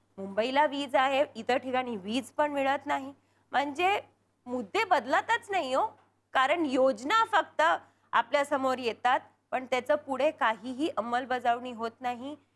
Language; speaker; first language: Marathi; non-native, local second language; Punjabi